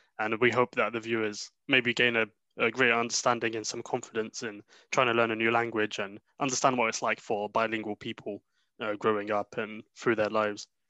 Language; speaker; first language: English; early bilingual, other home language; Arabic